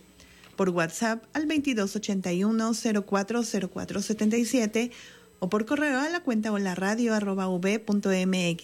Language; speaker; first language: Spanish; native; Spanish